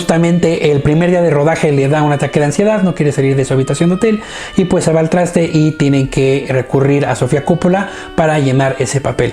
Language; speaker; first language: Spanish; native; Spanish